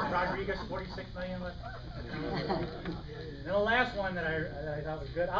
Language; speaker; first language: English; native; English